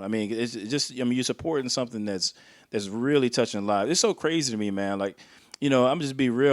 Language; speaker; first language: English; native; English